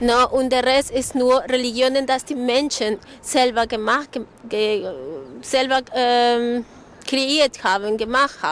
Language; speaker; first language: German; non-native, learner; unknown